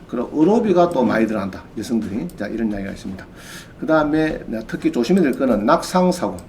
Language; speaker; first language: Korean; native; Korean